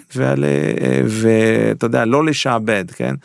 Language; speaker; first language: Hebrew; non-native, fluent; French